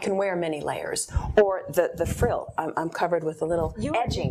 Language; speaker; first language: English; native; English